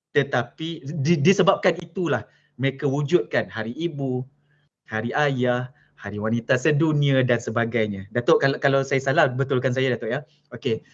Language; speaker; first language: Malay; native; Malay